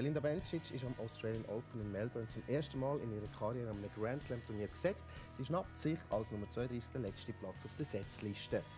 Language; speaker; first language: German; native; German